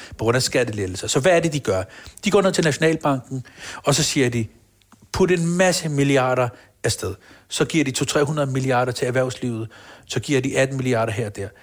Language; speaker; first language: Danish; early bilingual, other home language; Urdu